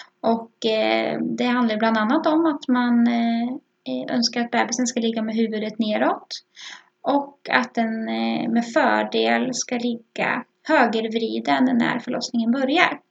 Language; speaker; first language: Swedish; native; Swedish